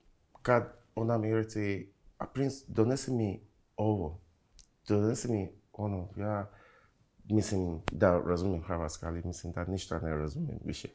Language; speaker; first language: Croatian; non-native, learner; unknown